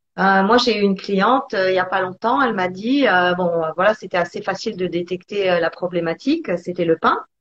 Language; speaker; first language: French; early bilingual, other home language; Italian